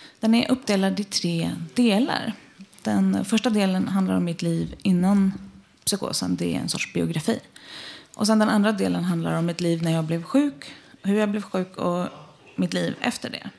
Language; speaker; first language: Swedish; native; Swedish